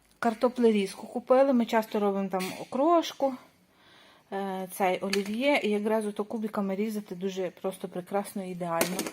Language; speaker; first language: Ukrainian; native; Ukrainian